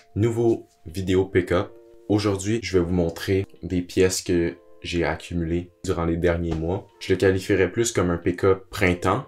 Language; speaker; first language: French; native; French